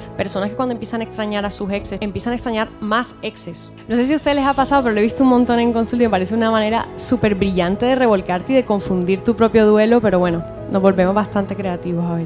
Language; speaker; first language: Spanish; native; Spanish